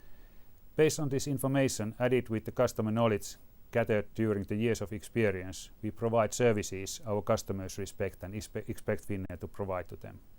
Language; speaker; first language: English; non-native, fluent; Finnish